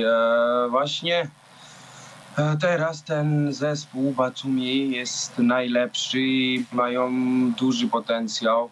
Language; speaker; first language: Polish; non-native, learner; Georgian